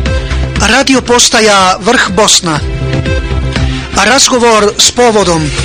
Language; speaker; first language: Croatian; native; Croatian